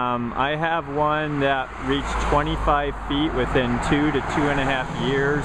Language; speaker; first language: English; native; English